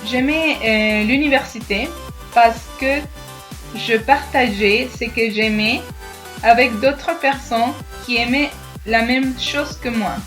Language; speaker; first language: French; non-native, fluent; Spanish